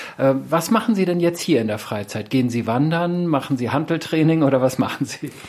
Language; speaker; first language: German; native; German